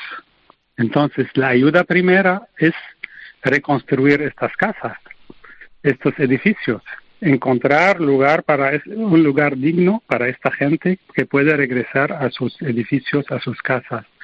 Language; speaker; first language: Spanish; non-native, fluent; Arabic